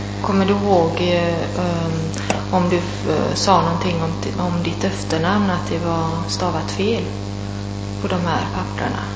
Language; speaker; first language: Swedish; non-native, fluent; Italian